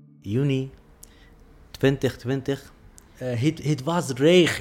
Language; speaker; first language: Dutch; non-native, learner; Arabic